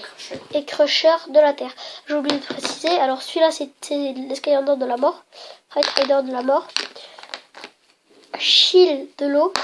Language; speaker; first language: French; native; French